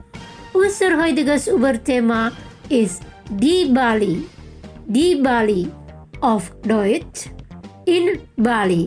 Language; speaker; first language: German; non-native, fluent; Indonesian